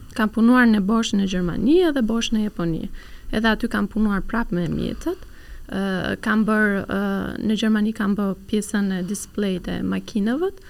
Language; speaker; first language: Albanian; early bilingual, heritage; Albanian